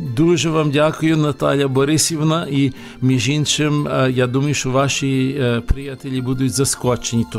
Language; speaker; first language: Ukrainian; early bilingual, heritage; Ukrainian